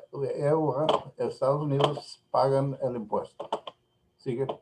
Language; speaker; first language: Spanish; non-native, learner; English